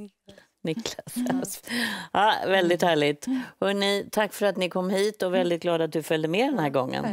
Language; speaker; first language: Swedish; native; Swedish